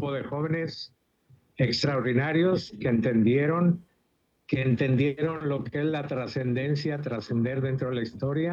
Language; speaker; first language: Spanish; native; Spanish